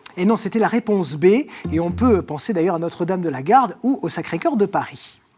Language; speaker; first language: French; native; French